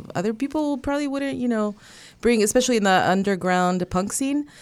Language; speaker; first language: English; early bilingual, other home language; Spanish